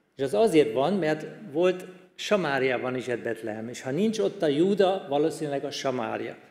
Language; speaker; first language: Hungarian; non-native, fluent; German